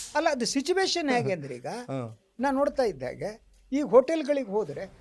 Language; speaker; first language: Kannada; native; Kannada